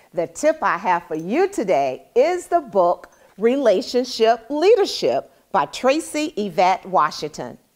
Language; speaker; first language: English; native; English